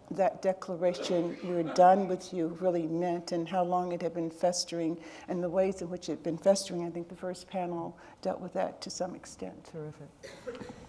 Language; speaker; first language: English; native; English